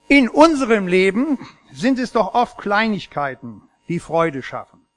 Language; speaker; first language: German; native; German